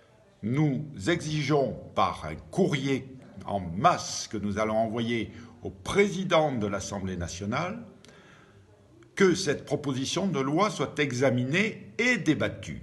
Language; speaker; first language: French; native; French